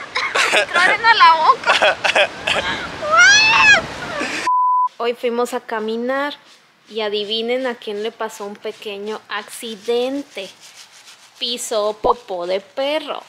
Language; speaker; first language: Spanish; native; Spanish